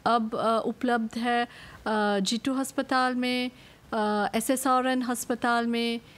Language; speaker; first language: Hindi; non-native, local second language; Morisyen